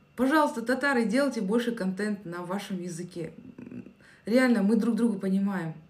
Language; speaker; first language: Russian; non-native, local second language; Kazakh